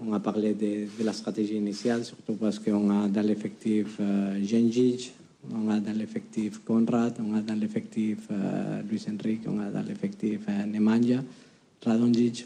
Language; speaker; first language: French; non-native, fluent; Spanish